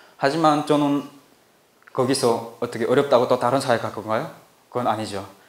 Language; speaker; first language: Korean; native; Korean